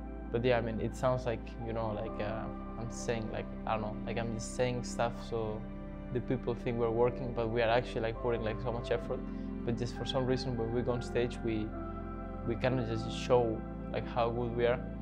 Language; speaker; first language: English; non-native, fluent; Spanish